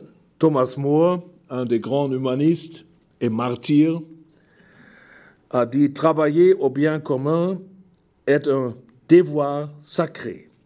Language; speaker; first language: French; non-native, fluent; German